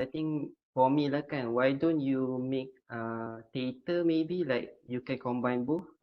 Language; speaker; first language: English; non-native, local second language; Malay